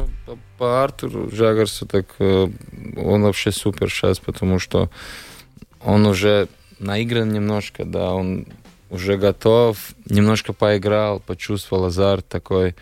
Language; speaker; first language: Russian; non-native, local second language; Latvian